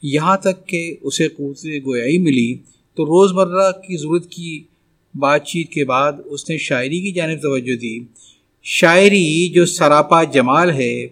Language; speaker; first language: Urdu; native; Urdu